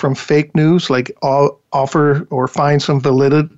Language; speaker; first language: English; native; English